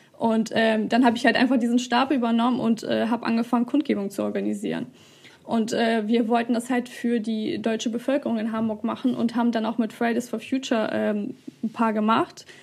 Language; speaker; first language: German; early bilingual, other home language; Russian